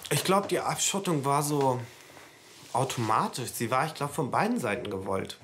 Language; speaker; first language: German; early bilingual, other home language; Turkish